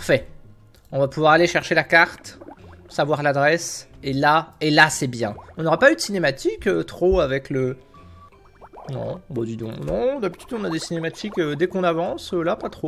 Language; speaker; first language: French; native; French